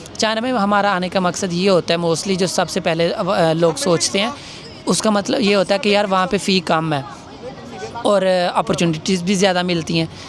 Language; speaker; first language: Urdu; non-native, local second language; Punjabi